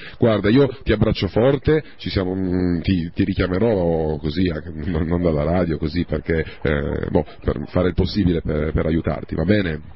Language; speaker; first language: Italian; native; Italian